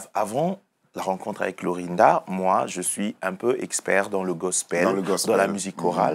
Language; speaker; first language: French; native; French